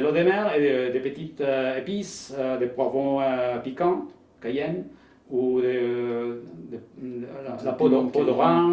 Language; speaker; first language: French; non-native, fluent; Spanish